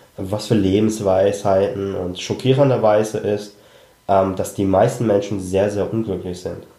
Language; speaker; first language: German; early bilingual, other home language; Cantonese